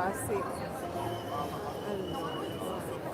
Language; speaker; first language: Italian; non-native, learner; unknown